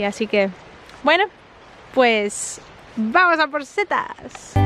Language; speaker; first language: Spanish; native; Spanish